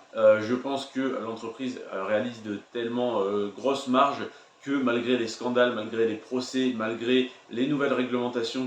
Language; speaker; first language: French; native; French